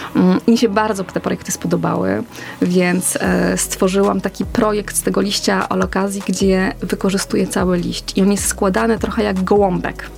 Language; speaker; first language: Polish; native; Polish